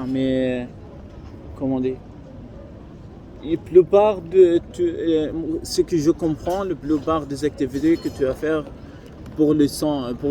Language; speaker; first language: French; non-native, learner; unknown